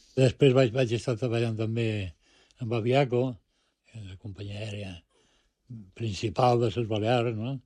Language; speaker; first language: Catalan; non-native, local second language; Spanish